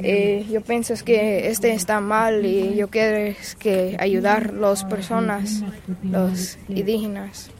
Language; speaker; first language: Spanish; non-native, learner; English